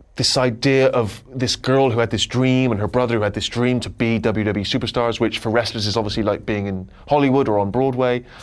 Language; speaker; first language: English; native; English